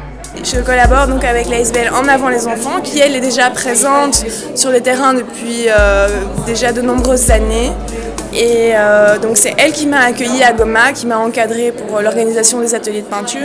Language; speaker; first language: French; native; French